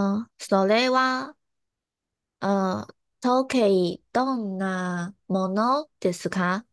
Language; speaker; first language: Japanese; non-native, learner; Chinese